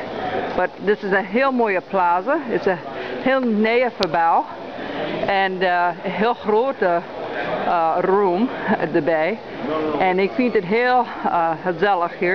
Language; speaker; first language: Dutch; early bilingual, heritage; Dutch